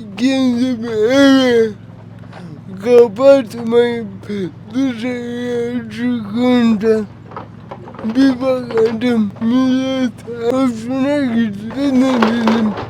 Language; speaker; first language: Turkish; early bilingual, heritage; Turkish